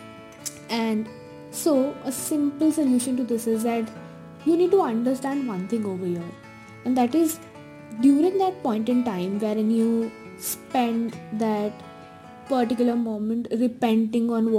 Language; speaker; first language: English; non-native, local second language; Hindi